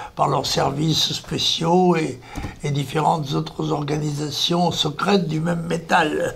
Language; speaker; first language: French; native; French